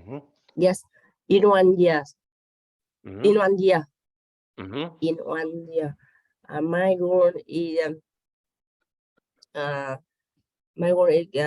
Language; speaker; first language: English; non-native, learner; Vietnamese